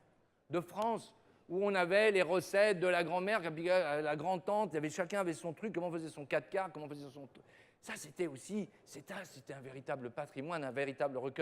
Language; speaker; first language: French; native; French